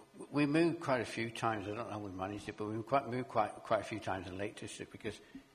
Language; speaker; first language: English; native; English